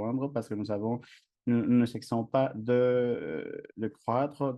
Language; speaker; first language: French; non-native, fluent; English